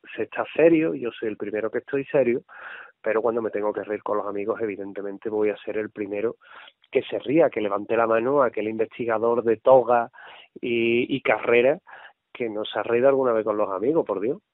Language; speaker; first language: Spanish; native; Spanish